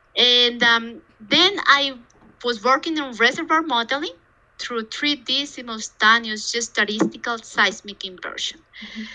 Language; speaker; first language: English; non-native, fluent; Spanish